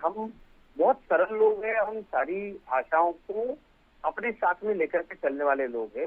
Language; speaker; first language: Hindi; non-native, local second language; Marathi